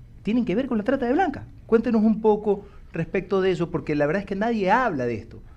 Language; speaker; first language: Spanish; native; Spanish